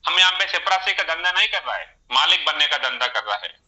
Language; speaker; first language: Hindi; non-native, local second language; Telugu